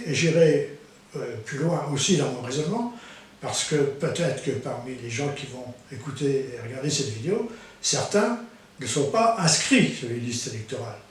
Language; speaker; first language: French; native; French